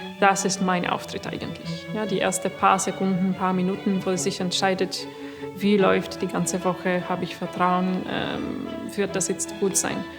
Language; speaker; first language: German; non-native, fluent; Polish